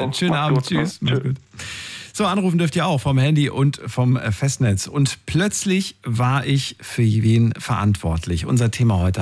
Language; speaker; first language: German; native; German